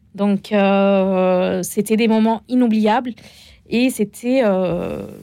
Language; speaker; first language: French; non-native, fluent; Arabic